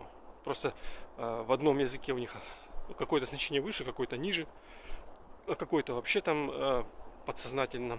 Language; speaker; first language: Russian; native; Russian